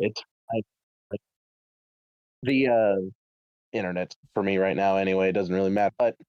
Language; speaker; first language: English; native; English